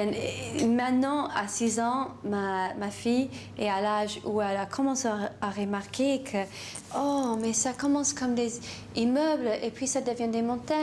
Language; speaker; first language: French; non-native, learner; English